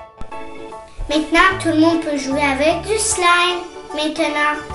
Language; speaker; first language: French; non-native, learner; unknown